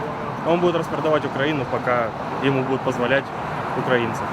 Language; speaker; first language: Russian; native; Russian